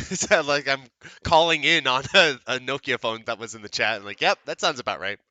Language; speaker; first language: English; native; English